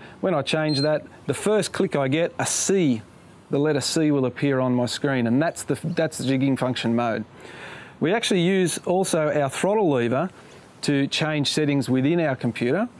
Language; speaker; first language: English; native; English